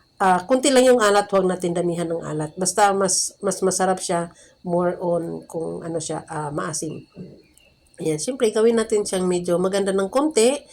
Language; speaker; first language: Filipino; native; Filipino